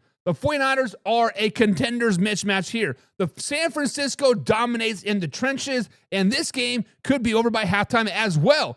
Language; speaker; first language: English; native; English